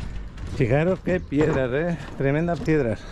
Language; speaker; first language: Spanish; native; Spanish